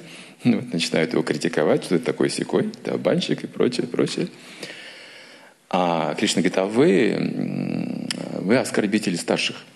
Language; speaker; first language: Russian; native; Russian